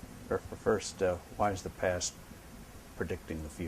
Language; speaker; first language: English; native; English